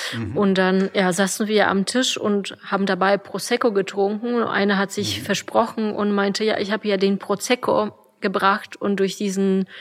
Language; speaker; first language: German; non-native, fluent; Polish